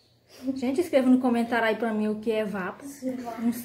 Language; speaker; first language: Portuguese; native; Portuguese